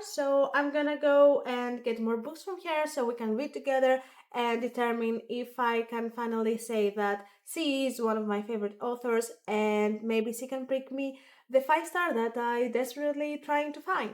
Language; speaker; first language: English; non-native, fluent; Greek